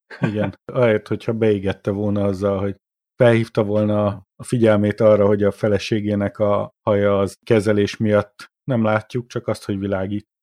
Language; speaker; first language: Hungarian; native; Hungarian